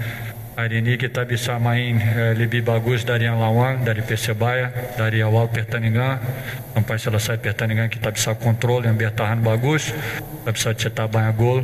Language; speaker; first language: Indonesian; non-native, fluent; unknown